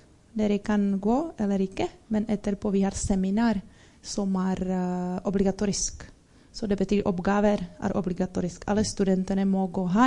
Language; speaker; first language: Norwegian; non-native, learner; Czech